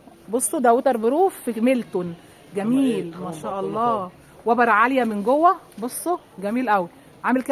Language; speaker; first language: Arabic; native; Arabic